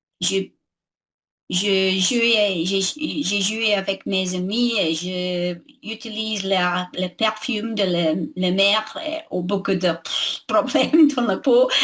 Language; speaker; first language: French; non-native, learner; English